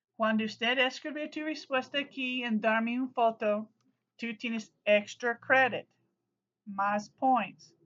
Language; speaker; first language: Spanish; non-native, learner; English